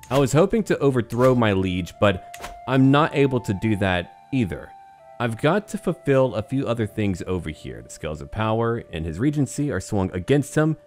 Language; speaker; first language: English; native; English